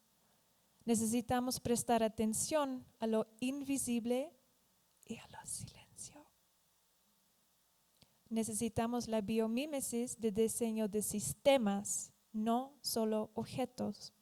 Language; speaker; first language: Spanish; non-native, fluent; Dutch